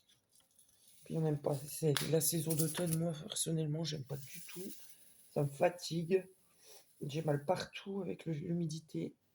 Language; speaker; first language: French; native; French